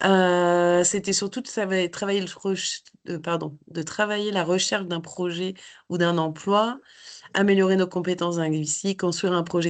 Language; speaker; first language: French; native; French